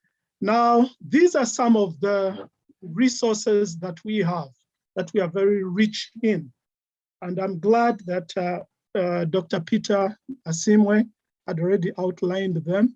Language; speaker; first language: English; non-native, local second language; Ganda